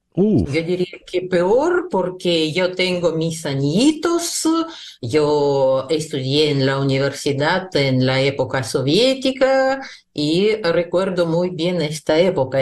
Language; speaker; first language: Spanish; non-native, fluent; Russian